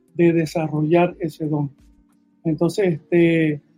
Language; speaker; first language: Spanish; early bilingual, heritage; Spanish